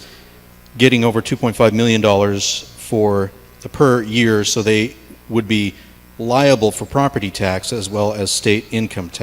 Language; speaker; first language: English; native; English